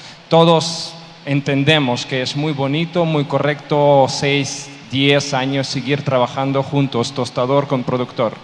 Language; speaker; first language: Spanish; non-native, learner; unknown